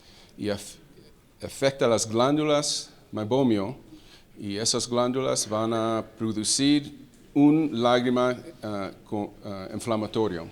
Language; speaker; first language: Spanish; early bilingual, heritage; English